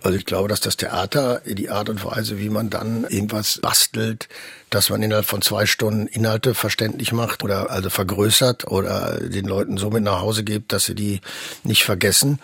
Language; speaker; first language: German; native; German